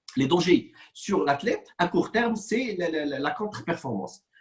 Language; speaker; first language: French; non-native, local second language; Arabic